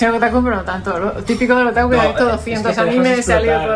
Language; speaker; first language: Spanish; native; Spanish